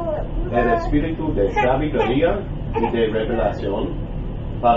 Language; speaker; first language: Spanish; non-native, learner; English